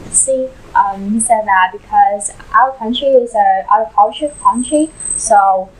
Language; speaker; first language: English; non-native, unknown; Vietnamese